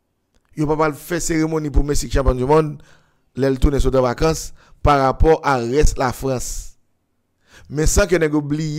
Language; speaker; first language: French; non-native, local second language; Haitian Creole